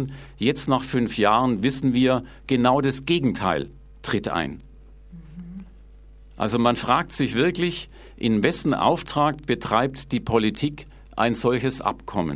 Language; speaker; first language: German; native; German